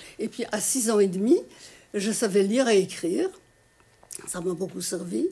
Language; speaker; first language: French; non-native, fluent; Polish